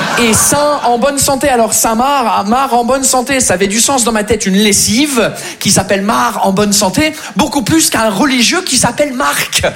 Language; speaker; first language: French; non-native, fluent; English